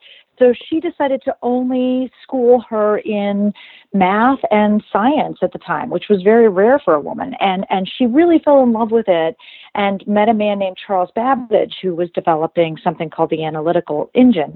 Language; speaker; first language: English; native; English